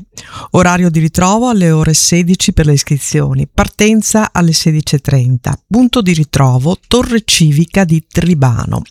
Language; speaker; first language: Italian; native; Italian